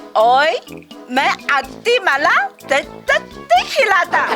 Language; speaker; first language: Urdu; non-native, learner; Chinese